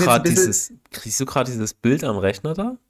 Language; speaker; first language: German; native; German